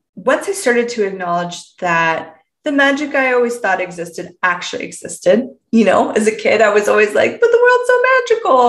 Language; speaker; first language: English; native; English